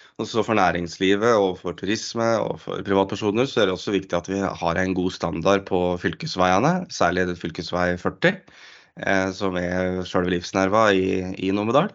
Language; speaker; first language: Norwegian; native; Norwegian